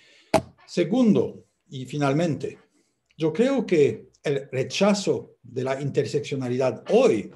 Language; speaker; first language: Spanish; non-native, fluent; French